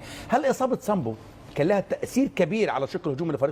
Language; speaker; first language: Arabic; native; Arabic